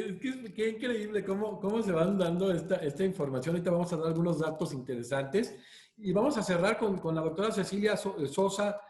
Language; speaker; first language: Spanish; native; Spanish